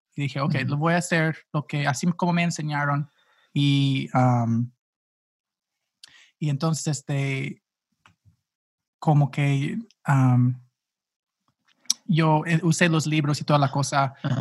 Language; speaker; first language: Spanish; non-native, fluent; English